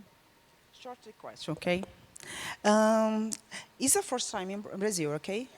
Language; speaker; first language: English; non-native, learner; Portuguese